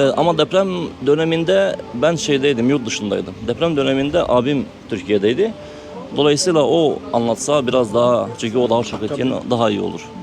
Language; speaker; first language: Turkish; native; Turkish